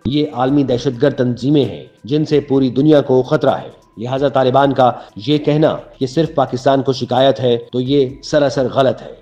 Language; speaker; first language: Urdu; native; Urdu